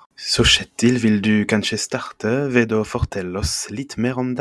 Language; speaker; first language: Norwegian; non-native, fluent; French